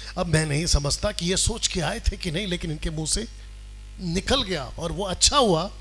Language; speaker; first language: Hindi; non-native, local second language; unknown